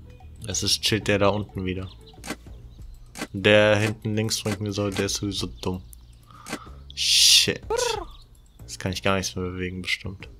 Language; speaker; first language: German; native; German